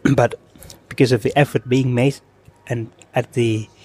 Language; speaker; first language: English; non-native, fluent; Thai